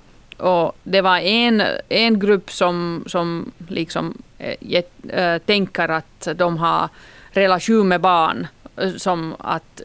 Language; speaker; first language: Swedish; non-native, local second language; Finnish